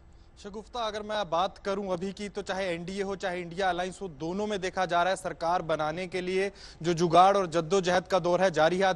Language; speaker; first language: Hindi; native; Hindi